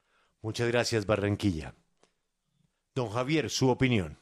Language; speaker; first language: Spanish; native; Spanish